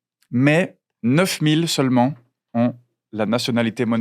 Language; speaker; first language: French; non-native, fluent; Portuguese